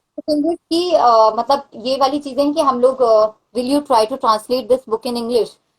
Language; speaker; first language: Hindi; non-native, local second language; Maithili